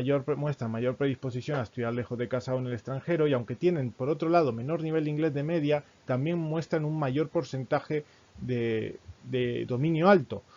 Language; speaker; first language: Spanish; native; Spanish